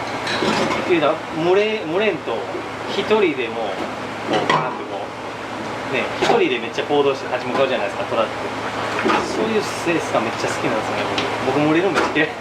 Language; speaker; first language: Japanese; native; Japanese